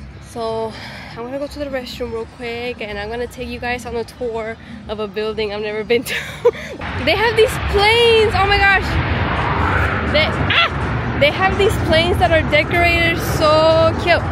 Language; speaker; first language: English; early bilingual, other home language; Spanish